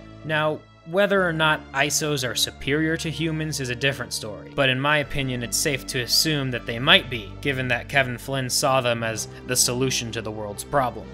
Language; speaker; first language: English; native; English